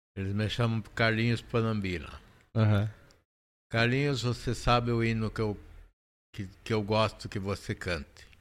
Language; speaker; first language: Portuguese; native; Portuguese